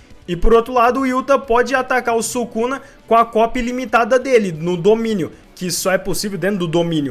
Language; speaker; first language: Portuguese; native; Portuguese